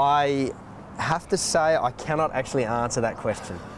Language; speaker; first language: English; native; English